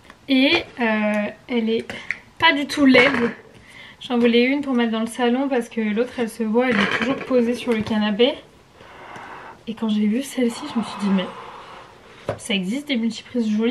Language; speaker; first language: French; native; French